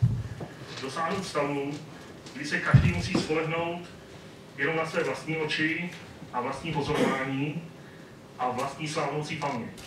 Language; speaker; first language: Czech; native; Czech